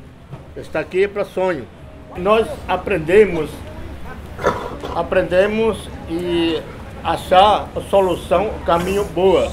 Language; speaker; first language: Portuguese; non-native, local second language; Yanomámi